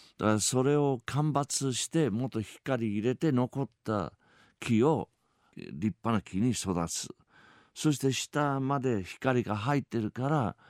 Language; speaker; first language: Japanese; non-native, fluent; English